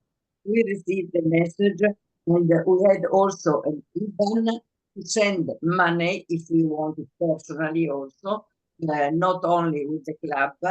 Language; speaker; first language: English; non-native, fluent; Italian